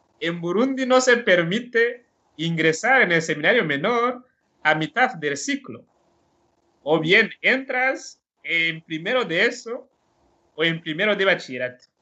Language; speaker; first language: Spanish; non-native, fluent; Rundi